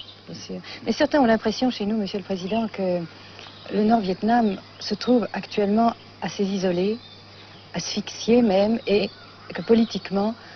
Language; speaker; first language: French; native; French